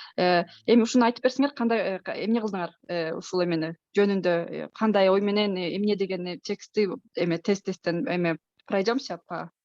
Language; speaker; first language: Kyrgyz; native; Kyrgyz